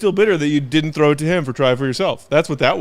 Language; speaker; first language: English; native; English